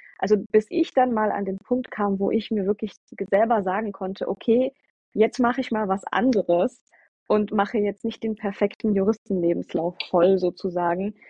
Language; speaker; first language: German; early bilingual, other home language; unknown